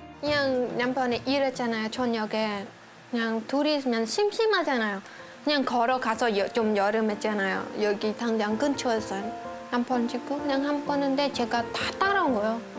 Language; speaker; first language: Korean; non-native, learner; Khmer